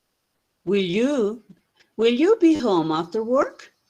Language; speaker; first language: English; non-native, fluent; Spanish